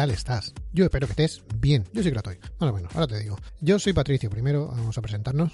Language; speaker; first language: Spanish; native; Spanish